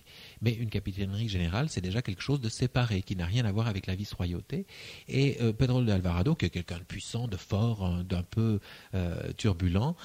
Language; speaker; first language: French; native; French